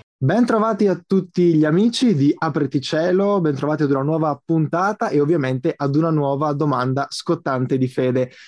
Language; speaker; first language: Italian; native; Italian